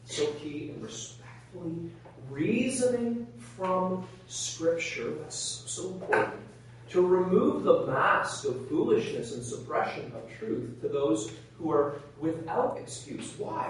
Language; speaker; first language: English; native; English